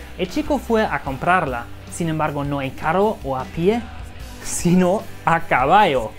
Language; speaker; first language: Spanish; non-native, fluent; German